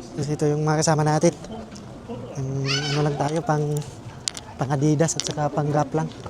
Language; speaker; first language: Filipino; native; Filipino